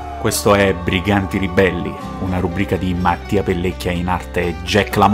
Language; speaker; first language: Italian; native; Italian